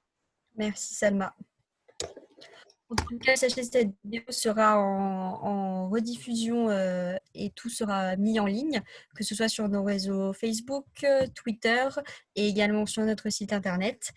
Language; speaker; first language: French; native; French